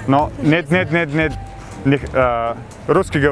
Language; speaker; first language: Russian; non-native, learner; Bulgarian